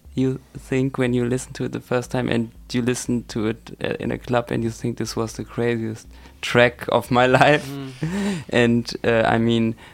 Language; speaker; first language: English; non-native, fluent; German